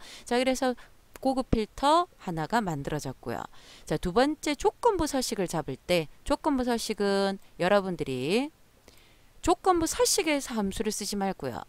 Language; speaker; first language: Korean; native; Korean